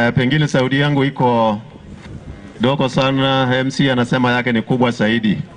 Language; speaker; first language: Swahili; non-native, local second language; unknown